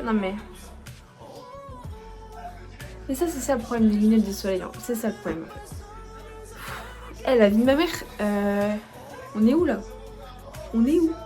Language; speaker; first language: French; native; French